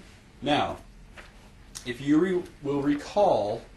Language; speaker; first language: English; native; English